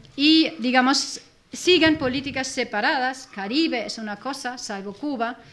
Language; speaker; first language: Spanish; non-native, fluent; German